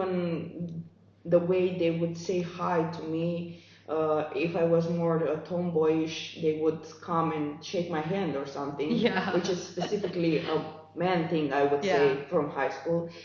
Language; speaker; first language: English; non-native, fluent; Romanian